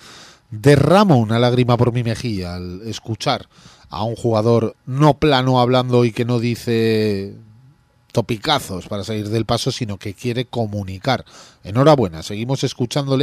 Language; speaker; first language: Spanish; native; Spanish